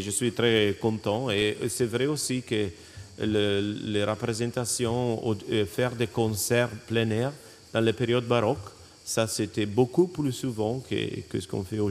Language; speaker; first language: French; non-native, fluent; Italian